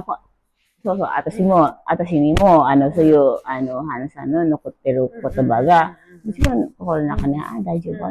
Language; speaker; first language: Japanese; non-native, learner; Filipino